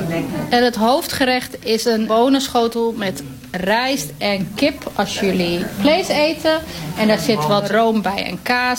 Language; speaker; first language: Dutch; native; Dutch